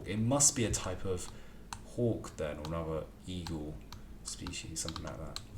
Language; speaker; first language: English; native; English